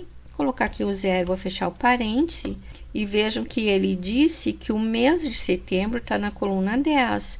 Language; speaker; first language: Portuguese; native; Portuguese